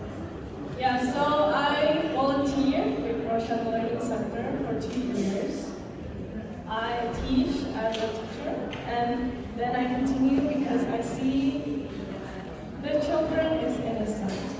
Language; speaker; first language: English; non-native, fluent; Indonesian